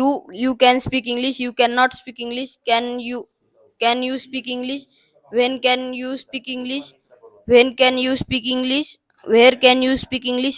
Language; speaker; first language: English; non-native, learner; Marathi